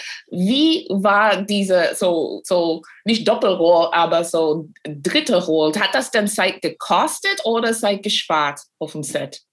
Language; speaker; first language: German; non-native, fluent; English